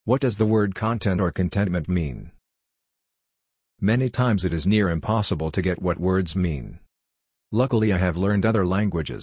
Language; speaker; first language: English; non-native, fluent; Hungarian